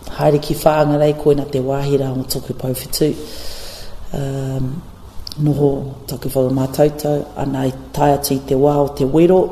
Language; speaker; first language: Māori; non-native, local second language; English